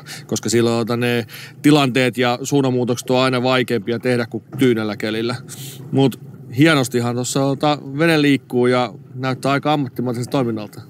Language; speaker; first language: Finnish; native; Finnish